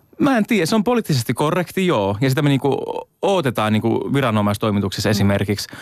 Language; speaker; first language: Finnish; native; Finnish